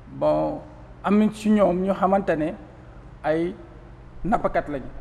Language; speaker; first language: Wolof; non-native, local second language; Fula